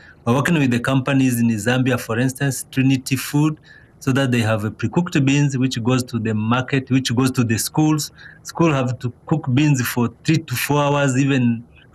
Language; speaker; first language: English; non-native, local second language; Kinyarwanda